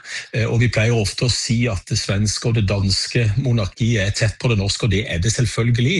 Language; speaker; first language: Norwegian; native; Norwegian